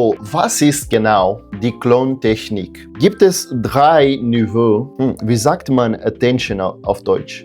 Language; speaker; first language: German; non-native, learner; Portuguese